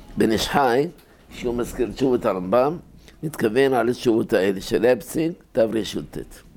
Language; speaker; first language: Hebrew; native; Hebrew